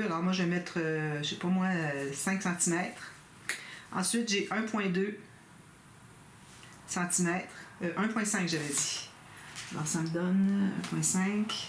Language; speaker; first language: French; native; French